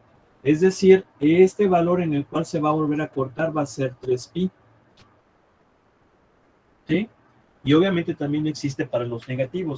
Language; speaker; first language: Spanish; native; Spanish